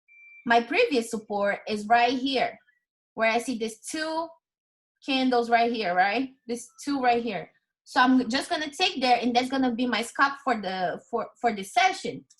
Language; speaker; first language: English; non-native, fluent; Portuguese